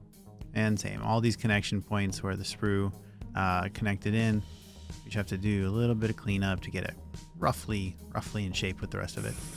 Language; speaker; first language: English; native; English